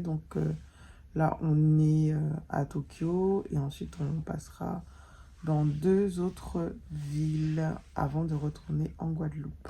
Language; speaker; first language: French; native; French